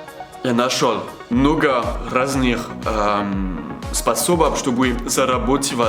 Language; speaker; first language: Russian; non-native, learner; French